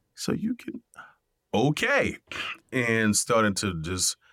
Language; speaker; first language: English; native; English